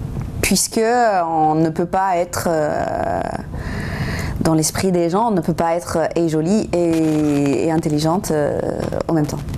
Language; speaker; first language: French; non-native, fluent; English